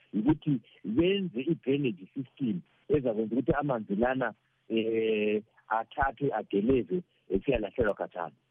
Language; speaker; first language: Zulu; non-native, local second language; Shona